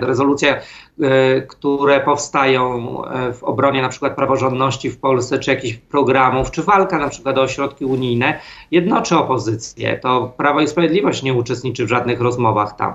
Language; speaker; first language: Polish; native; Polish